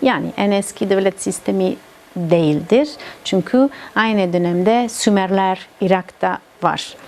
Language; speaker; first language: Turkish; non-native, learner; Italian